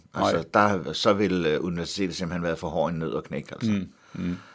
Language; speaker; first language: Danish; native; Danish